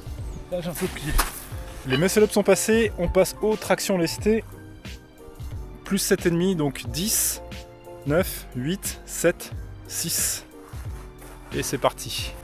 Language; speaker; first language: French; native; French